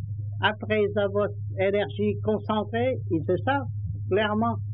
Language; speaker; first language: French; non-native, learner; Vietnamese